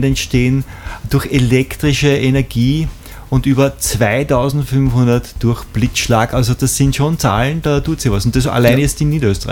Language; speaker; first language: German; native; German